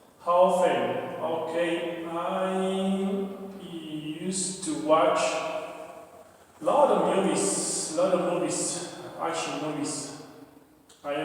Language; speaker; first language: English; non-native, learner; Spanish